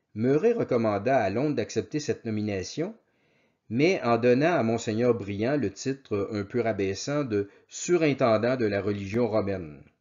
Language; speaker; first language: French; native; French